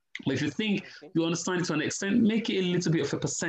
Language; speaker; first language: English; non-native, local second language; Yoruba